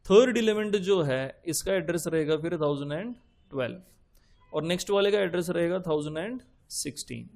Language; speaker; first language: Hindi; non-native, local second language; Marathi